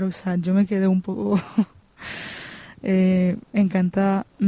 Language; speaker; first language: Spanish; non-native, fluent; French